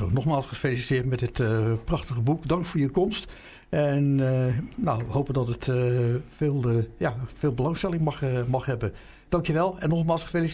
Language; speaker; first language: Dutch; native; Dutch